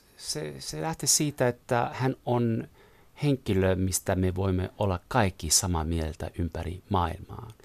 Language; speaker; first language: Finnish; non-native, fluent; French